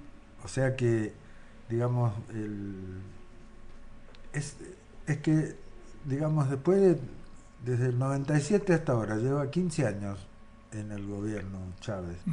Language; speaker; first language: Spanish; native; Spanish